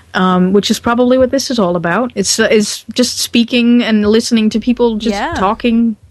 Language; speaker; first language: English; non-native, fluent; Dutch